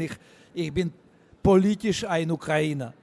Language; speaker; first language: German; non-native, learner; Russian